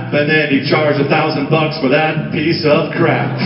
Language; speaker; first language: English; native; English